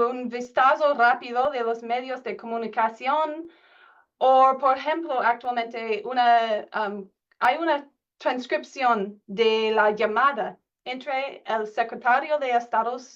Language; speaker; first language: Spanish; non-native, learner; English